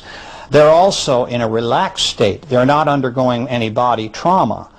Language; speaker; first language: English; native; English